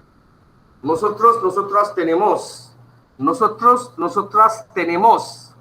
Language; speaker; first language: Spanish; non-native, fluent; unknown